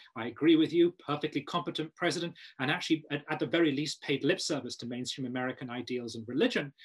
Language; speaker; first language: English; native; English